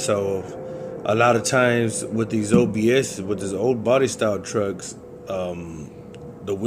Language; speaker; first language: English; native; English